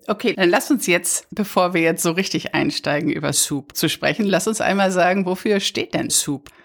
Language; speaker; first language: German; native; German